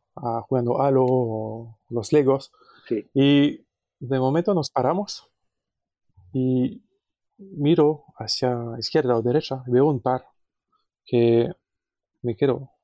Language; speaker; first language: Spanish; non-native, fluent; French